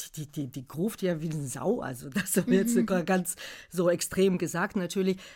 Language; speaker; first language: German; non-native, fluent; Bulgarian